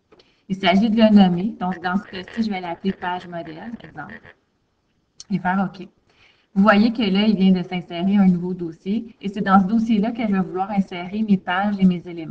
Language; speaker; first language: French; native; French